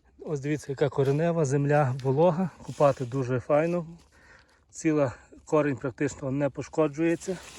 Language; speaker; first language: Ukrainian; native; Ukrainian